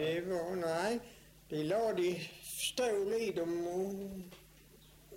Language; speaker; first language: Swedish; native; Swedish